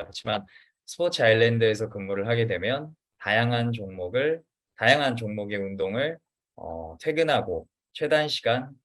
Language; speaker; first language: Korean; native; Korean